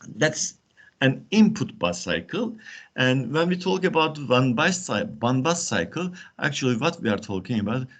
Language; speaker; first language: English; non-native, fluent; Turkish